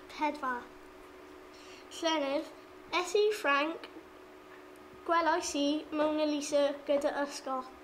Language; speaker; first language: Welsh; non-native, learner; English